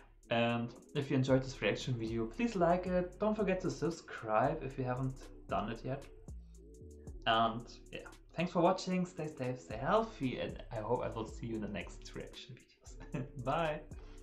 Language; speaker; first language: English; non-native, fluent; German